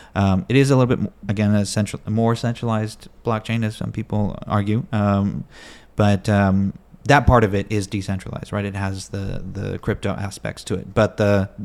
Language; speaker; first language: English; native; English